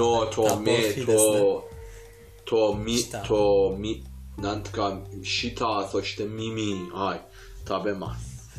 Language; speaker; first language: Japanese; non-native, fluent; Persian